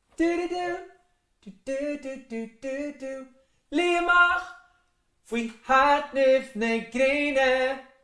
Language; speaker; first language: Irish; native; Irish